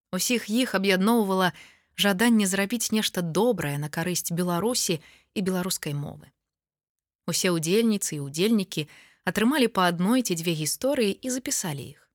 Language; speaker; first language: Belarusian; native; Belarusian